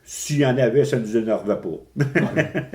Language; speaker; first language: French; native; French